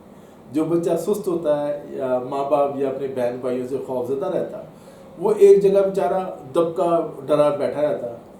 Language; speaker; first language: Urdu; native; Urdu